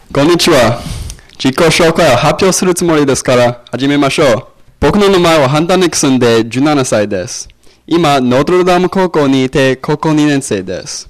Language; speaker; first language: Japanese; non-native, learner; English